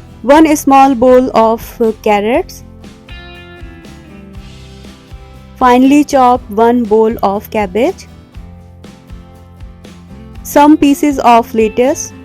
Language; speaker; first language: English; non-native, local second language; Urdu